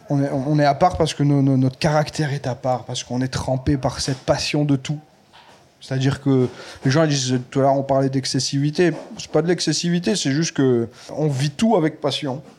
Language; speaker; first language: French; native; French